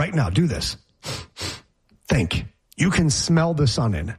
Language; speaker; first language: English; native; English